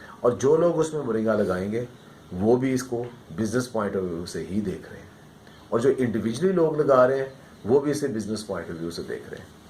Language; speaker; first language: Urdu; non-native, local second language; Punjabi